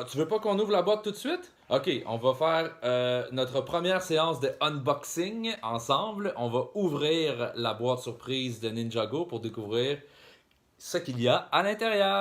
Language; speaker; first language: French; native; French